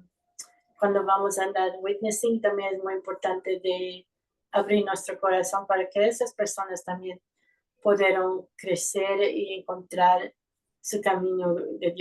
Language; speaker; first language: Spanish; non-native, fluent; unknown